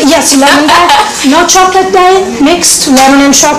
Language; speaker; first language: English; non-native, learner; Italian